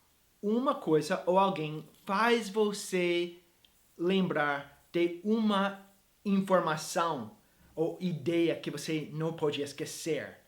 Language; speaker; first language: Portuguese; non-native, fluent; English